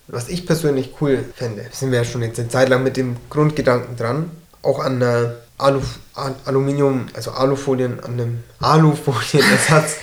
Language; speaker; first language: German; early bilingual, other home language; Turkish